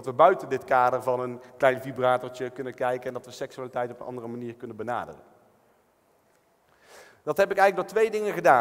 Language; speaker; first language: Dutch; native; Dutch